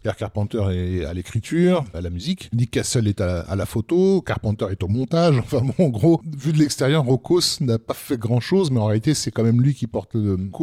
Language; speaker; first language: French; native; French